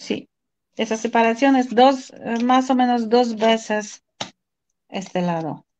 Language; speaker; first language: Spanish; non-native, fluent; Polish